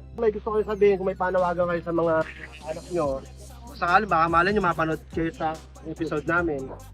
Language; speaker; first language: Filipino; native; Filipino